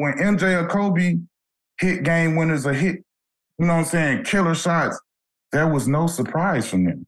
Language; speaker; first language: English; native; English